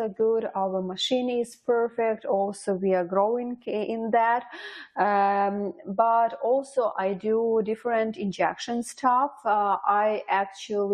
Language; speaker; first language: English; non-native, fluent; Ukrainian